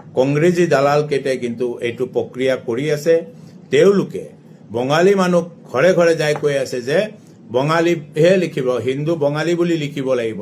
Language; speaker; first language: Assamese; non-native, local second language; Bangla